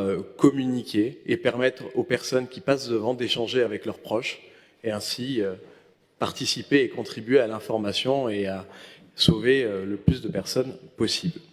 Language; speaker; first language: French; native; French